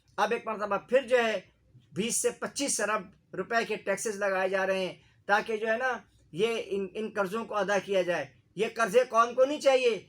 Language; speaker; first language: Urdu; native; Urdu